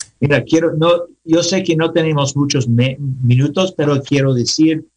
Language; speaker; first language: Spanish; non-native, learner; English